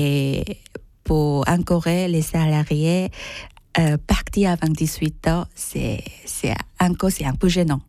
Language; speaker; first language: French; non-native, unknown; Korean